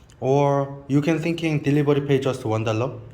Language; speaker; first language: English; non-native, learner; Korean